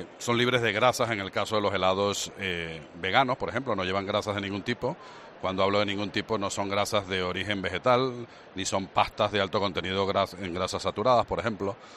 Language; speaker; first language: Spanish; native; Spanish